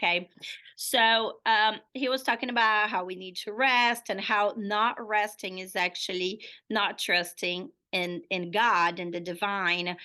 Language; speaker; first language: English; non-native, fluent; Portuguese